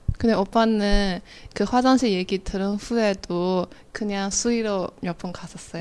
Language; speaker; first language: Korean; non-native, fluent; Chinese